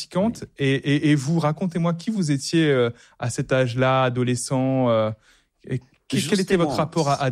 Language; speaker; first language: French; native; French